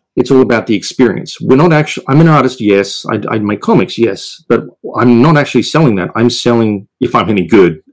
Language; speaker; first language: English; native; English